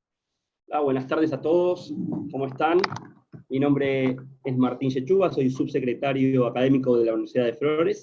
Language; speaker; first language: Spanish; native; Spanish